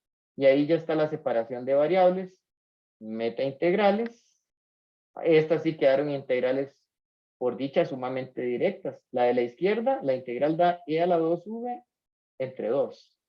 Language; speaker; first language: Spanish; native; Spanish